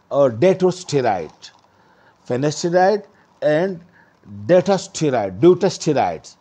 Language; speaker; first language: Urdu; non-native, local second language; Pashto